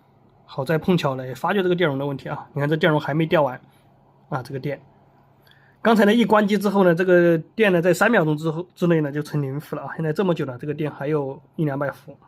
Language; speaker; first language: Chinese; native; Chinese